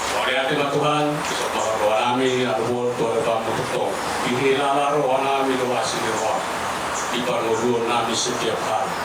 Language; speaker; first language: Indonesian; non-native, local second language; Batak Toba